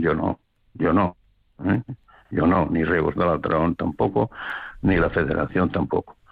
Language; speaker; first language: Spanish; native; Spanish